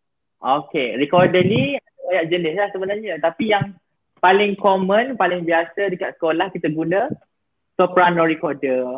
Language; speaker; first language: Malay; native; Malay